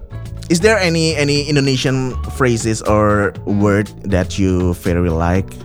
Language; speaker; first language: English; non-native, fluent; Indonesian